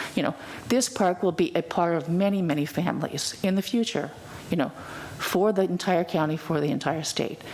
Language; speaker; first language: English; native; English